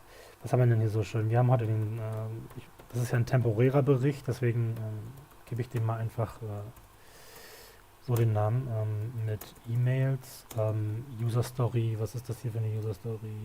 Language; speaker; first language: German; native; German